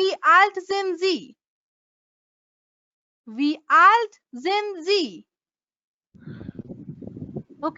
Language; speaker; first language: German; non-native, fluent; Bangla